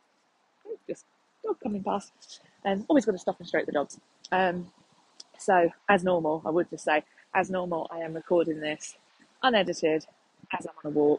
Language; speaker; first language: English; native; English